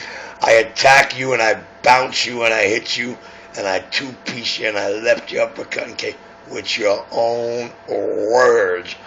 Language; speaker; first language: English; native; English